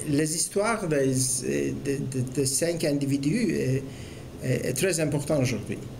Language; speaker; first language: French; non-native, fluent; Turkish